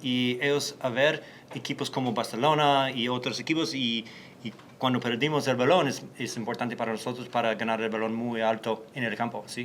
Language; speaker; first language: Spanish; non-native, learner; English